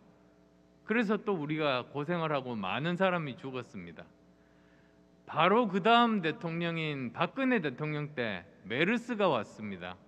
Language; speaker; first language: Korean; native; Korean